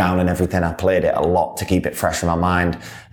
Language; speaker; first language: English; native; English